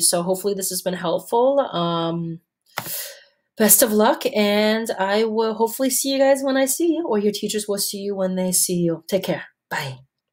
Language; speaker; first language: English; native; English